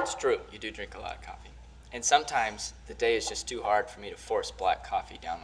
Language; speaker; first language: English; native; English